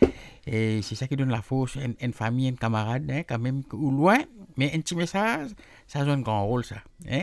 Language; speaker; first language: French; non-native, local second language; Morisyen